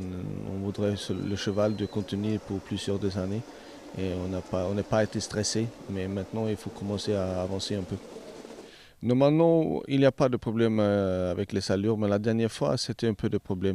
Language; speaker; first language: French; non-native, learner; Swedish